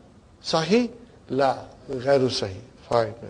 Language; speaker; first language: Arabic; non-native, fluent; English